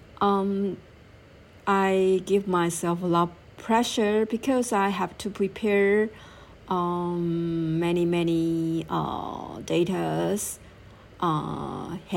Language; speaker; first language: English; non-native, learner; Chinese